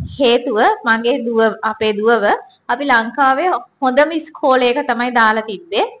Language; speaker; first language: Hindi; non-native, learner; Sinhala